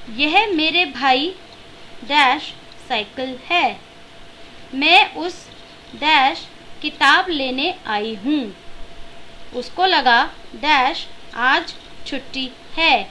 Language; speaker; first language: Hindi; native; Hindi